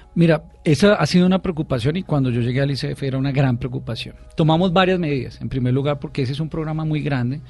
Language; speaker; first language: Spanish; native; Spanish